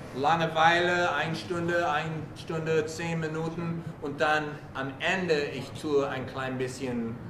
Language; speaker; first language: German; non-native, learner; English